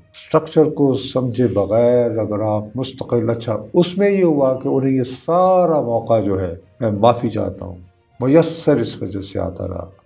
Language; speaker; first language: Urdu; non-native, local second language; Punjabi